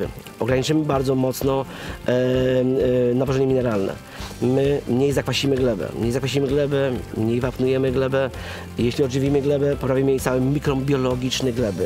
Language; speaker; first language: Polish; native; Polish